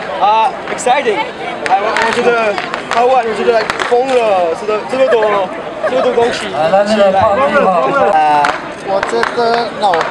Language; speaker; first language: Chinese; non-native, learner; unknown